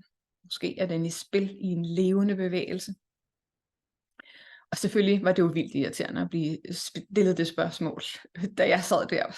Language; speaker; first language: Danish; native; Danish